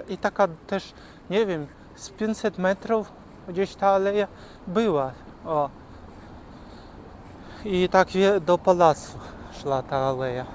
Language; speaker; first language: Polish; non-native, learner; Ukrainian